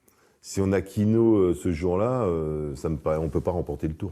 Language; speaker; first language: French; native; French